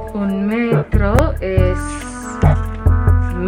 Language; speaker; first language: Spanish; non-native, learner; English